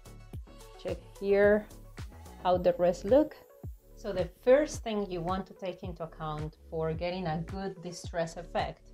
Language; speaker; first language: English; non-native, fluent; Spanish